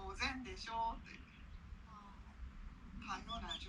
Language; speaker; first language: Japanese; non-native, fluent; Korean